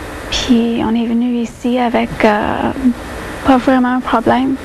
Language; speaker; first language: French; non-native, local second language; English